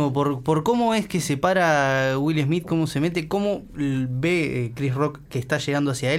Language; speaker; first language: Spanish; native; Spanish